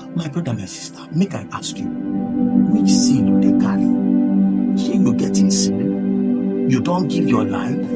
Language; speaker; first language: Nigerian Pidgin; non-native, local second language; Igbo